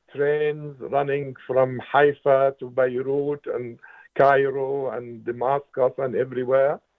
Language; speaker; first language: English; non-native, fluent; Arabic